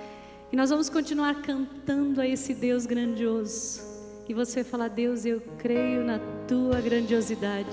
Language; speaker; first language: Portuguese; native; Portuguese